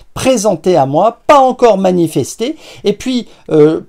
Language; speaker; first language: French; native; French